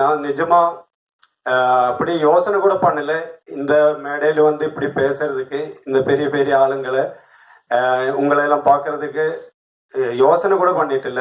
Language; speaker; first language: Tamil; non-native, learner; Malayalam